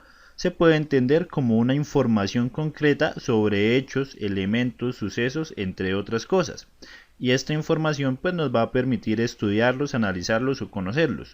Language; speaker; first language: Spanish; native; Spanish